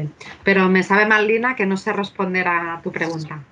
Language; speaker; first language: Spanish; native; Spanish